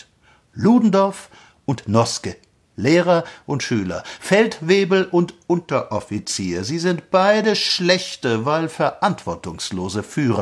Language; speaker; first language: German; native; German